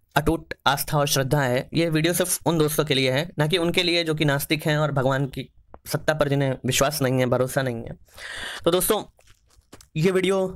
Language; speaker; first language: Hindi; native; Hindi